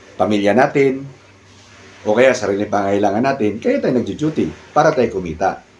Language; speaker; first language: Filipino; non-native, local second language; Cebuano